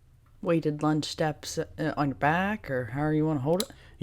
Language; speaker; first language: English; native; English